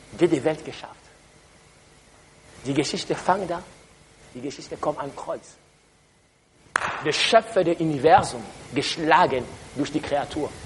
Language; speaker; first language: German; non-native, learner; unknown